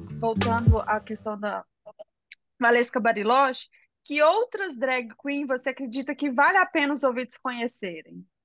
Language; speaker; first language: Portuguese; native; Portuguese